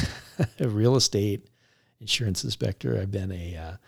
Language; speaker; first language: English; native; English